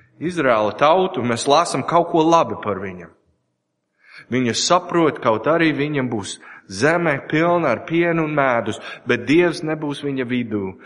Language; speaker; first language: Latvian; non-native, learner; English